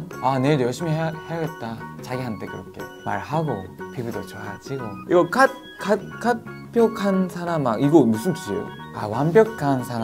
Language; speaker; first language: Korean; non-native, fluent; Japanese